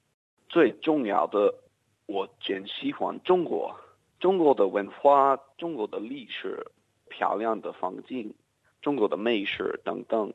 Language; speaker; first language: Chinese; non-native, learner; English